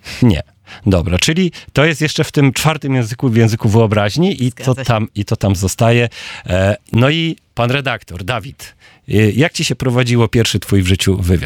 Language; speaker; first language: Polish; native; Polish